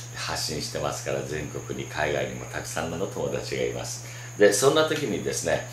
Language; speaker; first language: Japanese; native; Japanese